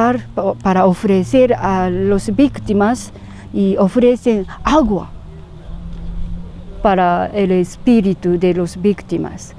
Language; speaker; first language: Spanish; non-native, learner; Japanese